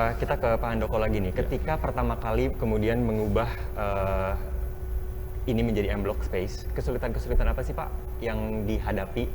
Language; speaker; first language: Indonesian; native; Indonesian